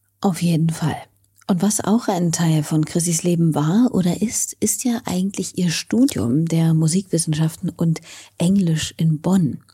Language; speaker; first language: German; native; German